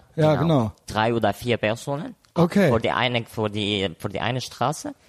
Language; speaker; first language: German; non-native, fluent; Arabic